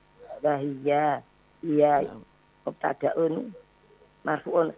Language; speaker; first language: Arabic; non-native, learner; Indonesian